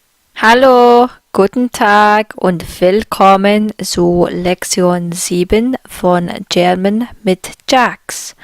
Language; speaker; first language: German; non-native, fluent; English